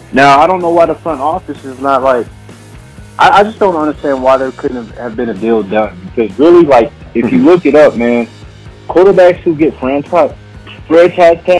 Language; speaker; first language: English; native; English